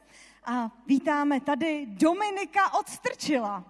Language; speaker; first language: Czech; native; Czech